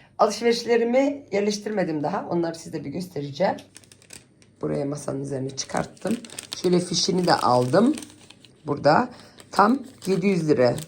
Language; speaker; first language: Turkish; early bilingual, heritage; Turkish